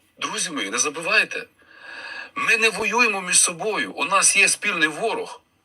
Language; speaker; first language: Ukrainian; native; Ukrainian